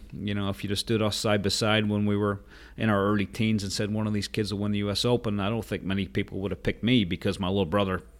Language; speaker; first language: English; native; English